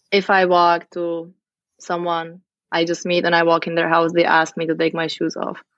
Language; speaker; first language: English; non-native, fluent; Czech